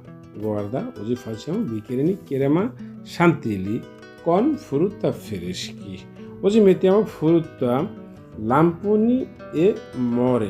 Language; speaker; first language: Italian; non-native, learner; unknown